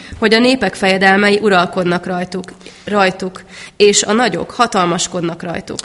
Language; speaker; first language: Hungarian; native; Hungarian